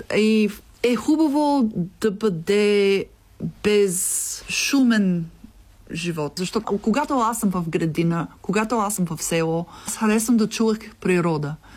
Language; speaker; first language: Bulgarian; non-native, learner; English